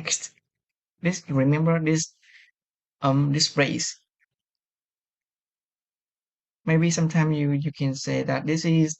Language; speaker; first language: English; non-native, fluent; Vietnamese